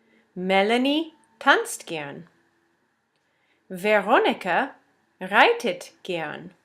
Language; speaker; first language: German; non-native, fluent; English